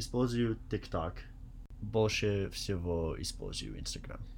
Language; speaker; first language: Russian; non-native, learner; English